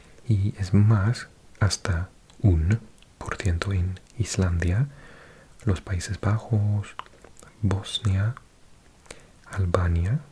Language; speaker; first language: Spanish; non-native, fluent; English